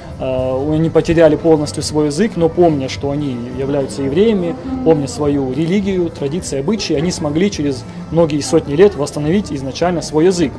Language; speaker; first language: Russian; native; Russian